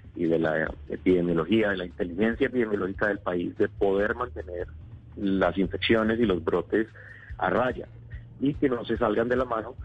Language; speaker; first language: Spanish; native; Spanish